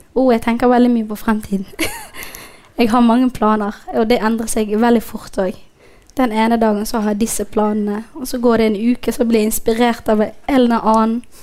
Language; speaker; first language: Norwegian; non-native, fluent; Somali